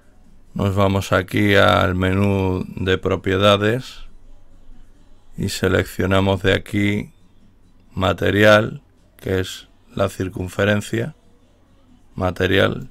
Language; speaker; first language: Spanish; native; Spanish